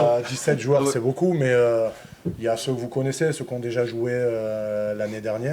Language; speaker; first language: French; native; French